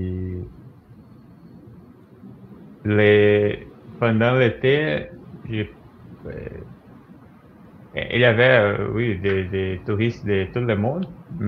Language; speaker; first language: French; non-native, fluent; Portuguese